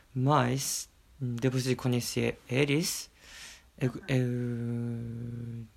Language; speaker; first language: Portuguese; non-native, learner; Japanese